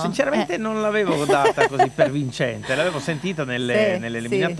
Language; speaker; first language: Italian; native; Italian